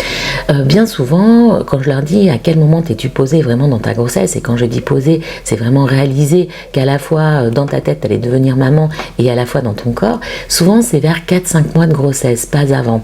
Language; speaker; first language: French; native; French